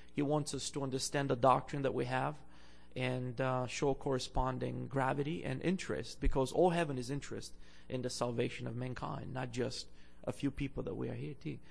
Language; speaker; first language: English; non-native, fluent; Bulgarian